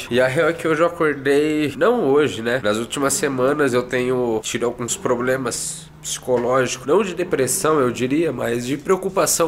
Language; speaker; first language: Portuguese; native; Portuguese